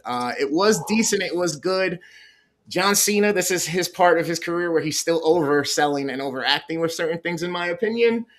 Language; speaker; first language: English; native; English